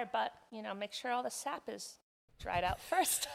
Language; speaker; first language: English; native; English